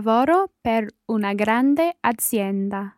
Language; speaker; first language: Italian; non-native, learner; English